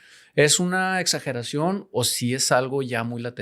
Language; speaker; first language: Spanish; native; Spanish